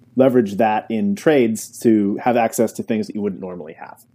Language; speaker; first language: English; native; English